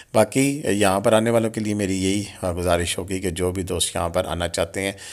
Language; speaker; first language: Urdu; non-native, local second language; Pahari-Potwari